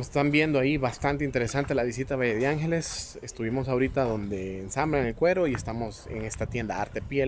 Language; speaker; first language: Spanish; native; Spanish